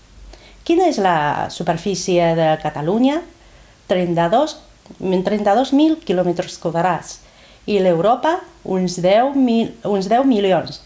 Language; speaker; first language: Catalan; non-native, fluent; Chinese